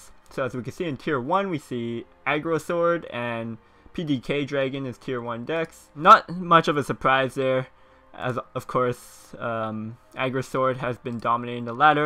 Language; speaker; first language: English; native; English